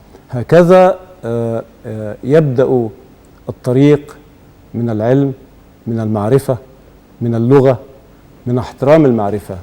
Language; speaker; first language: Egyptian Arabic; native; Egyptian Arabic